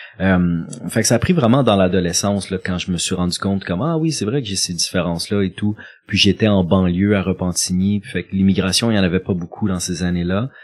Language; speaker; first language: French; native; French